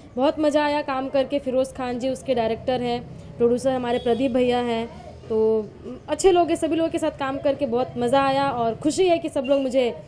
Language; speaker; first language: Hindi; native; Hindi